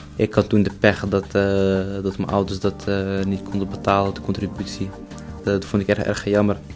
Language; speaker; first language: Dutch; early bilingual, other home language; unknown